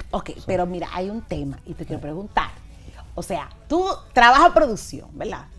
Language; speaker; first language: Spanish; native; Spanish